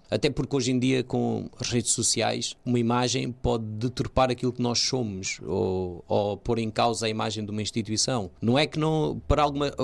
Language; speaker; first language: Portuguese; early bilingual, other home language; Kabuverdianu